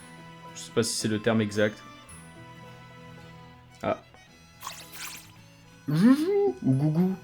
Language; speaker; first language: French; native; French